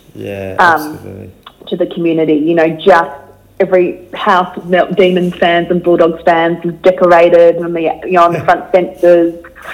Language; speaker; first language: English; native; English